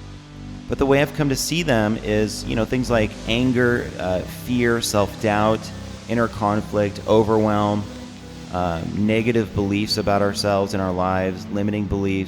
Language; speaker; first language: English; native; English